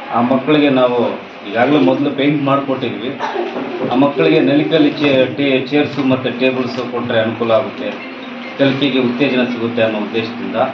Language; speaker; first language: Kannada; native; Kannada